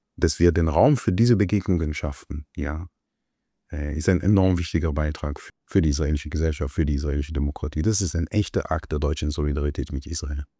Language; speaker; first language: German; non-native, fluent; Hebrew